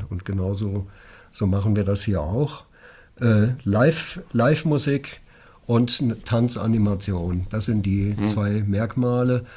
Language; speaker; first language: German; native; German